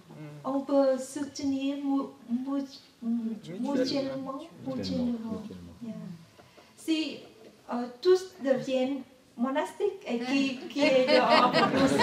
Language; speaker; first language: French; non-native, learner; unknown